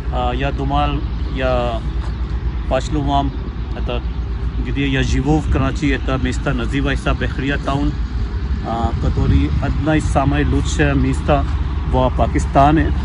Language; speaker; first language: Russian; non-native, learner; Urdu